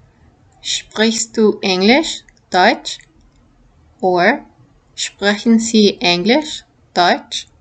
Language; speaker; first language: German; non-native, fluent; English